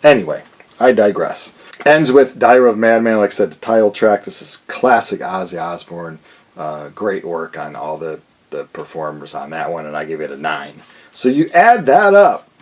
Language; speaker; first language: English; native; English